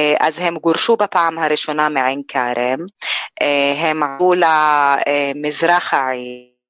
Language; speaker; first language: Hebrew; non-native, local second language; Arabic